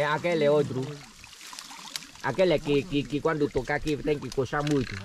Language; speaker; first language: Portuguese; non-native, fluent; Vietnamese